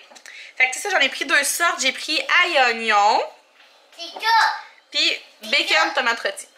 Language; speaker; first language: French; native; French